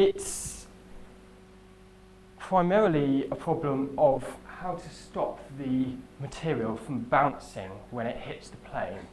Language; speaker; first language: English; native; English